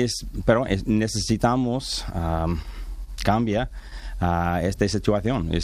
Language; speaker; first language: Spanish; non-native, learner; English